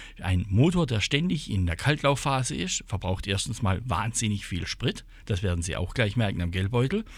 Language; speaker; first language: German; native; German